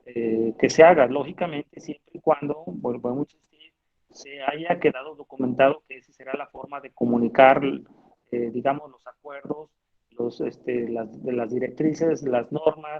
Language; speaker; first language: Spanish; native; Spanish